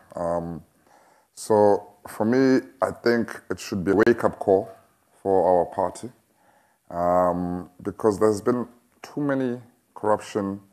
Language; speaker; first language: English; non-native, local second language; Xhosa